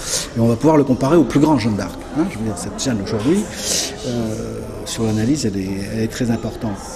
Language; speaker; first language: French; native; French